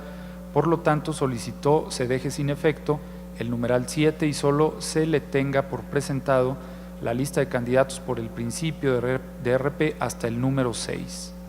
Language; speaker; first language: Spanish; native; Spanish